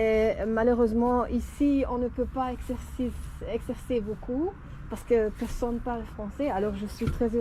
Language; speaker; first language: French; non-native, learner; German